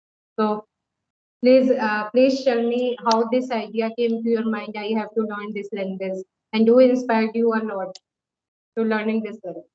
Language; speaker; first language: English; non-native, local second language; Hindi